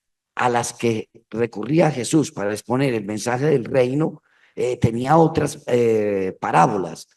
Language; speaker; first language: Spanish; native; Spanish